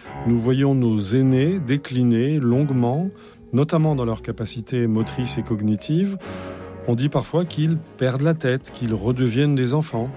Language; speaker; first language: French; native; French